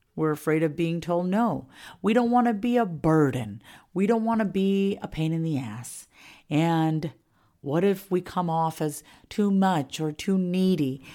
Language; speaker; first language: English; native; English